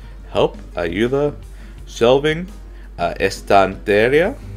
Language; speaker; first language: Spanish; non-native, learner; English